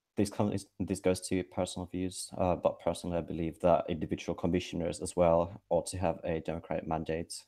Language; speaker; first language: English; non-native, fluent; Finnish